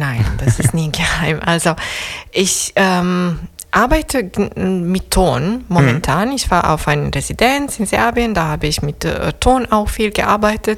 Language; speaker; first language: German; non-native, fluent; Serbian